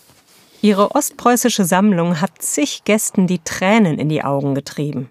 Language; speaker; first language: German; native; German